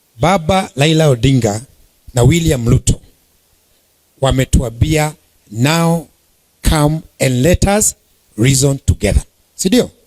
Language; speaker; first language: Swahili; non-native, local second language; Kikuyu